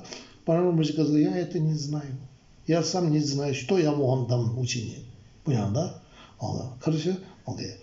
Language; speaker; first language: Russian; non-native, learner; Tibetan